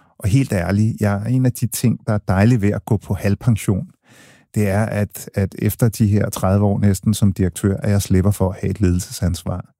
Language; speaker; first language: Danish; early bilingual, other home language; English